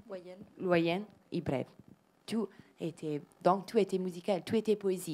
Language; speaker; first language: French; non-native, learner; Italian